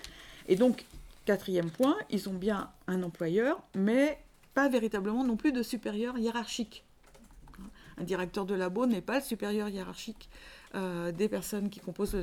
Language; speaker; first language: French; native; French